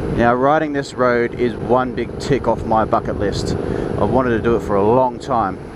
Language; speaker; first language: English; native; English